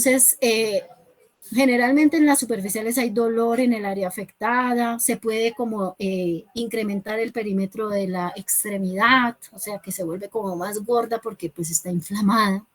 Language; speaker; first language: Spanish; native; Spanish